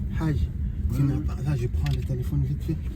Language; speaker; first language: French; non-native, learner; Arabic